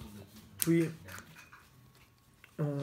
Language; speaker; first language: French; native; French